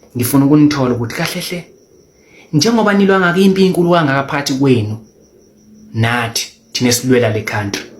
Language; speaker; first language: Zulu; native; Zulu